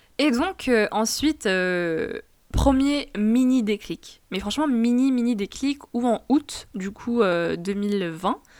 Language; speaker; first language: French; non-native, local second language; Arabic